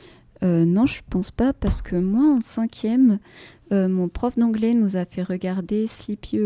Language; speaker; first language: French; native; French